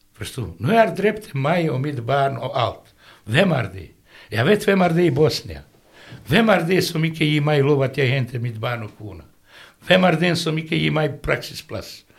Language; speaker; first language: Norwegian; non-native, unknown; Bosnian